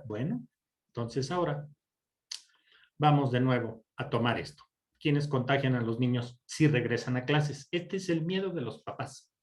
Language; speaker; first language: Spanish; native; Spanish